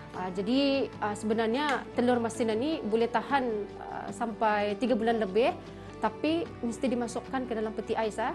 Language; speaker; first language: Malay; native; Malay